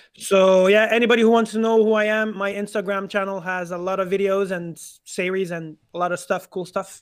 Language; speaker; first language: English; native; English